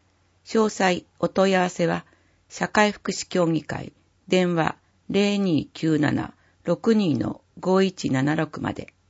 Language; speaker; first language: Japanese; native; Japanese